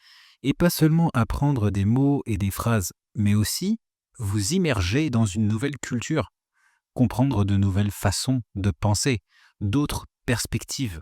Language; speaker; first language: French; native; French